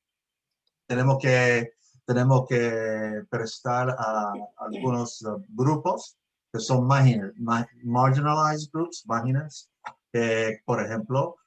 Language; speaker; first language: Spanish; early bilingual, heritage; Spanish